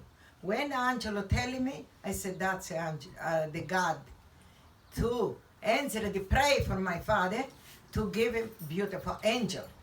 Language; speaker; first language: English; non-native, learner; Italian